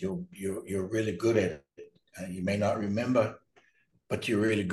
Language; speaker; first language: English; native; English